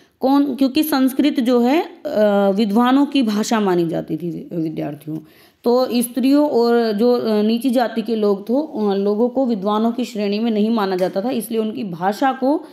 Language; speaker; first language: Hindi; native; Hindi